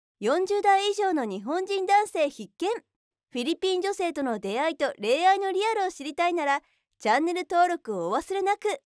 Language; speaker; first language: Japanese; native; Japanese